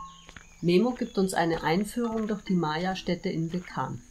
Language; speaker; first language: German; native; German